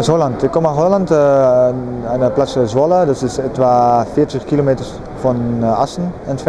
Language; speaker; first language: German; non-native, learner; Dutch